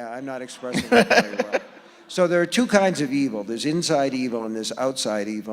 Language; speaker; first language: English; native; English